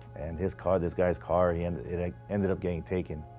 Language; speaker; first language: English; native; English